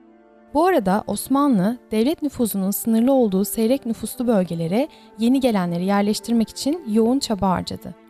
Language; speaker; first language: Turkish; native; Turkish